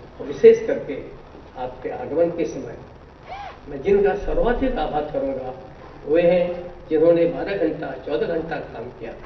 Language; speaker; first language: Hindi; native; Hindi